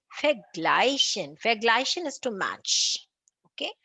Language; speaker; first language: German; non-native, fluent; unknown